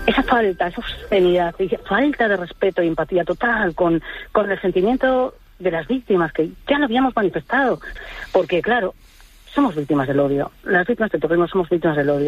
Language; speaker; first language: Spanish; native; Spanish